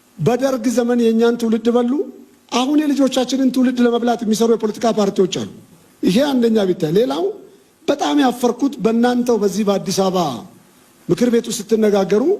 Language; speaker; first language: Amharic; non-native, local second language; Oromo